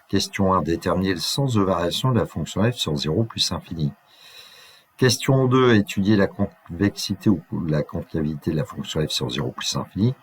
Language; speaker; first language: French; native; French